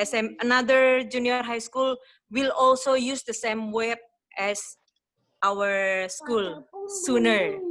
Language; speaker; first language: English; non-native, learner; Indonesian